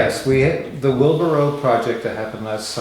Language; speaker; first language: English; native; English